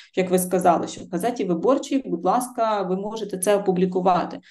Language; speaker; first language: Ukrainian; native; Ukrainian